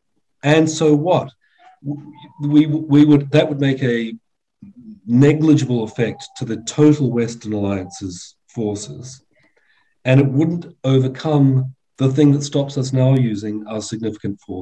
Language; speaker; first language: English; native; English